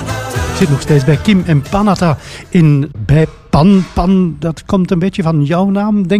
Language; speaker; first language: Dutch; native; Dutch